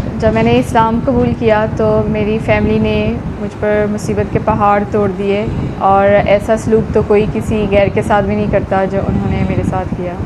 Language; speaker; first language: Urdu; native; Urdu